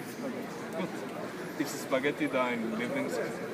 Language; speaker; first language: German; non-native, learner; Spanish